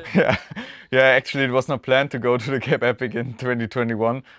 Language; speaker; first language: English; non-native, fluent; German